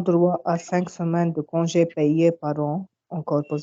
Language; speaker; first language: French; non-native, learner; Arabic